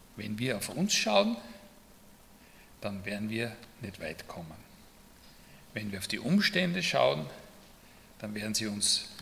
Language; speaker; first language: German; native; German